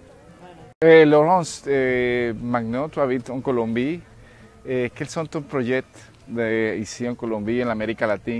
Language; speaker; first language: French; non-native, learner; Spanish